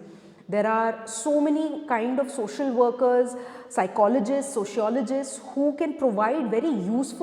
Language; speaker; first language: English; non-native, local second language; Hindi